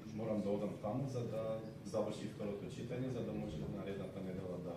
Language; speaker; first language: Macedonian; non-native, local second language; Albanian